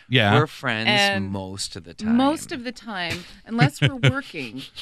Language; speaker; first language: English; native; English